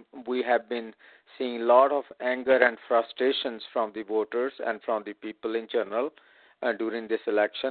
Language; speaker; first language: English; non-native, local second language; Punjabi